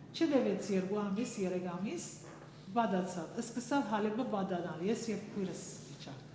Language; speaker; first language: Armenian; early bilingual, heritage; Armenian